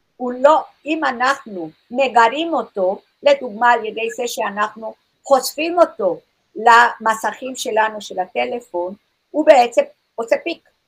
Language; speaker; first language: Hebrew; non-native, fluent; English